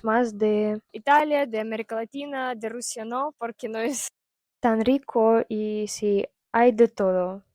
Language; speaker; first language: Spanish; non-native, fluent; Russian